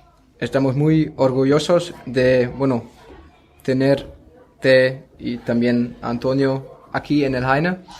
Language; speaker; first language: Spanish; non-native, fluent; German